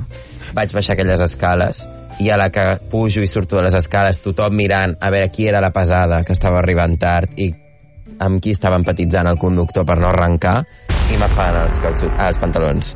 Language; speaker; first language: Catalan; native; Catalan